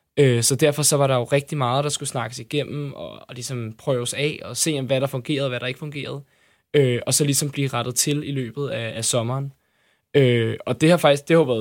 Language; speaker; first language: Danish; native; Danish